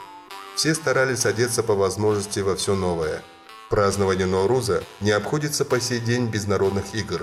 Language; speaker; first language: Russian; non-native, local second language; Kyrgyz